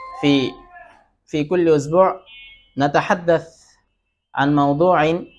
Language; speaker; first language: Arabic; non-native, fluent; Bangla